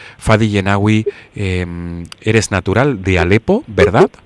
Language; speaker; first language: Spanish; native; Spanish